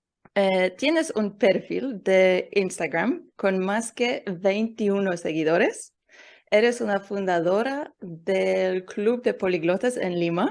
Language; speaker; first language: Spanish; non-native, learner; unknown